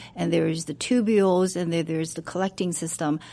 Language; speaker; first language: English; non-native, fluent; Chinese